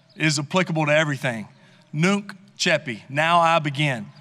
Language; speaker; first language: English; native; English